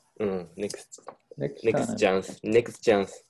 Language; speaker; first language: English; non-native, learner; Japanese